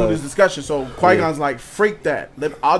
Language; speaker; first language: English; native; English